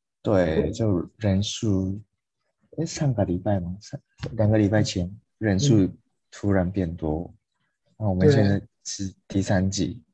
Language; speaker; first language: Chinese; non-native, fluent; Japanese